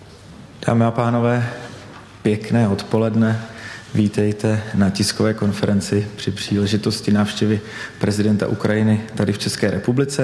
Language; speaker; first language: Czech; native; Czech